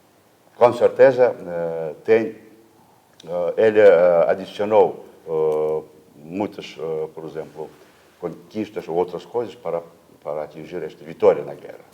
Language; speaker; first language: Portuguese; non-native, fluent; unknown